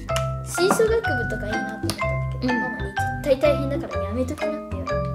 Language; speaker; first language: Japanese; native; Japanese